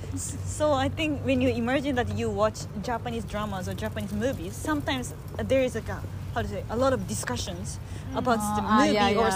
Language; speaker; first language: English; non-native, learner; Japanese